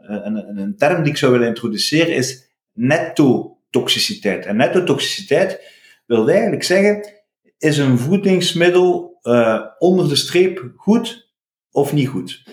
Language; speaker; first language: Dutch; native; Dutch